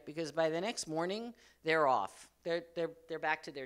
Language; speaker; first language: English; native; English